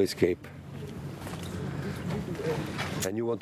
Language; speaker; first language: English; non-native, fluent; French